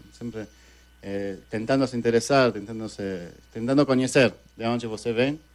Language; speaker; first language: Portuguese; non-native, fluent; Spanish